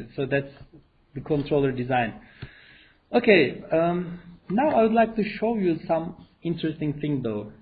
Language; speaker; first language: English; non-native, fluent; Turkish